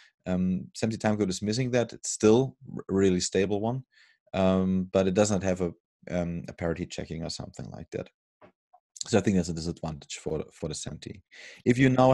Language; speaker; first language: English; non-native, fluent; German